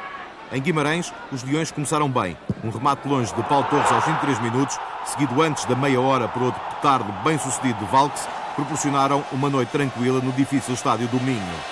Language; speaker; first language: Portuguese; native; Portuguese